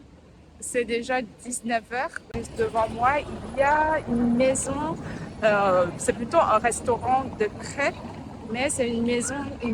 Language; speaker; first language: French; non-native, learner; Vietnamese